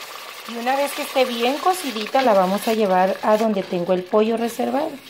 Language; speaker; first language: Spanish; native; Spanish